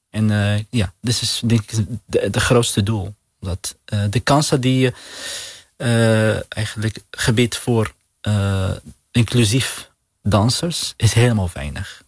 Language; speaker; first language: Dutch; non-native, learner; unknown